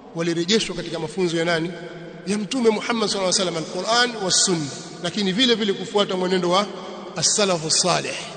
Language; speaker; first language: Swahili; native; Swahili